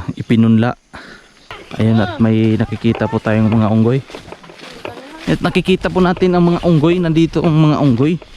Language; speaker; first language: Filipino; non-native, local second language; Cebuano